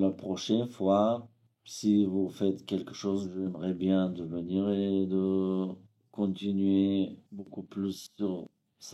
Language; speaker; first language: French; non-native, fluent; Bulgarian